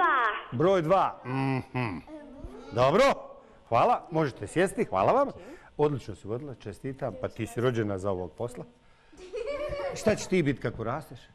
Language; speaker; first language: Bosnian; native; Bosnian